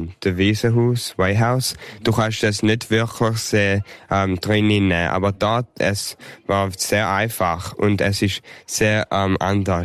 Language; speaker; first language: German; early bilingual, heritage; English